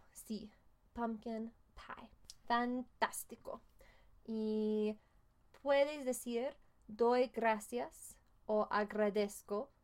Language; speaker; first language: Spanish; non-native, fluent; English